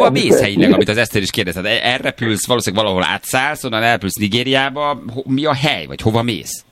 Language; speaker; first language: Hungarian; native; Hungarian